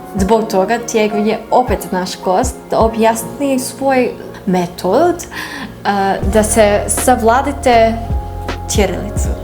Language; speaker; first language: Serbian; non-native, learner; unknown